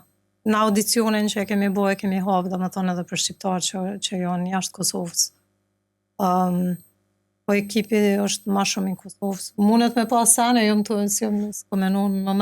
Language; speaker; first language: Albanian; native; Albanian